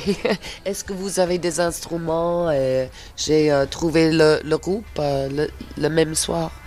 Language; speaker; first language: French; non-native, fluent; English